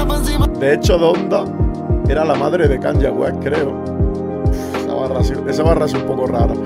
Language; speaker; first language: Spanish; native; Spanish